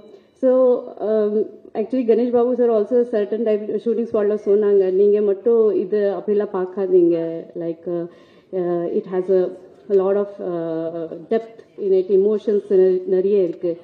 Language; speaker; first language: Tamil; non-native, learner; Marathi